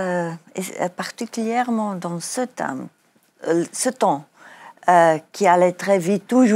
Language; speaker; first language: French; non-native, learner; Afrikaans